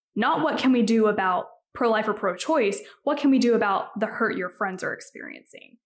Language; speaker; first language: English; native; English